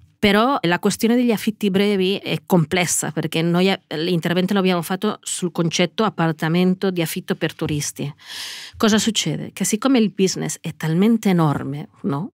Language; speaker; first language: Italian; non-native, fluent; Catalan